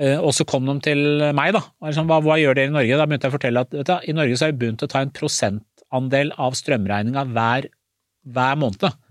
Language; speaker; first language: Norwegian; early bilingual, other home language; Persian